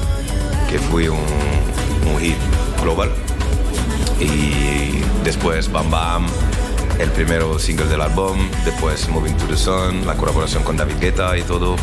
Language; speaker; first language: Spanish; non-native, learner; French